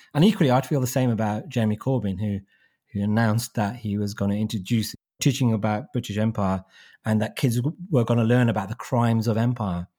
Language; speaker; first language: English; native; English